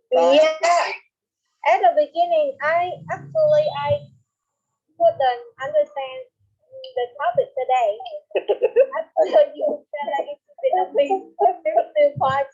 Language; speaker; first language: English; non-native, learner; Vietnamese